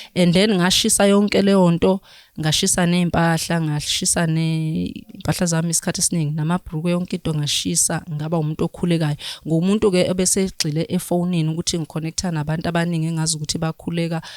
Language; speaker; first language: Zulu; native; Zulu